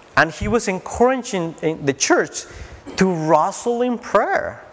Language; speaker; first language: English; non-native, fluent; Spanish